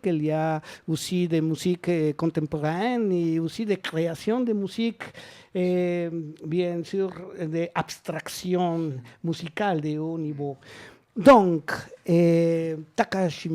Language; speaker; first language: French; non-native, learner; Spanish